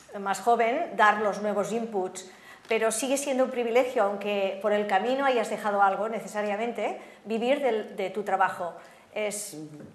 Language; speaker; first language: Spanish; native; Spanish